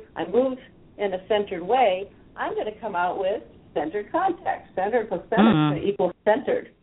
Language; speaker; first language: English; native; English